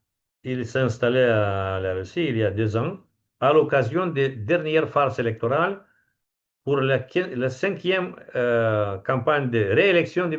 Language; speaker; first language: French; non-native, fluent; Romanian